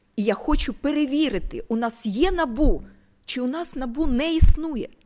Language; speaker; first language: Ukrainian; non-native, local second language; Russian